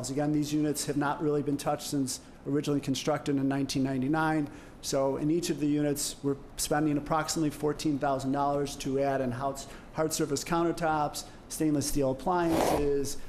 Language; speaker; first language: English; native; English